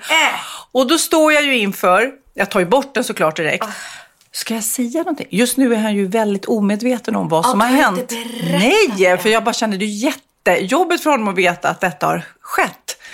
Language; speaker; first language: Swedish; native; Swedish